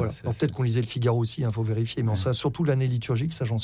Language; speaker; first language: French; native; French